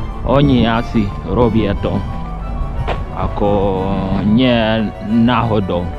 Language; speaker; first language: Slovak; non-native, learner; English